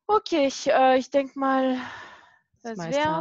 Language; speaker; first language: German; non-native, fluent; French